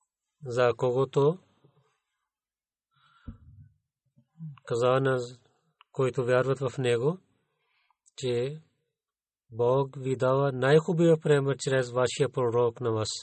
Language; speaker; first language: Bulgarian; non-native, learner; Urdu